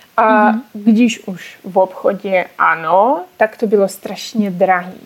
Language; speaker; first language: Czech; non-native, fluent; Russian